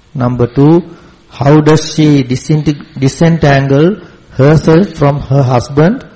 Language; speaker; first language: English; non-native, local second language; Sinhala